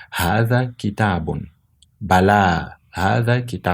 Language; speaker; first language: Arabic; non-native, fluent; Portuguese